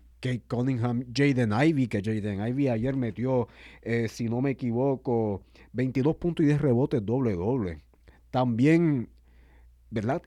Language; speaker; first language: Spanish; native; Spanish